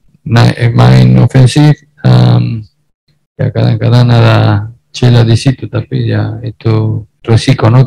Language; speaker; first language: Indonesian; non-native, fluent; Spanish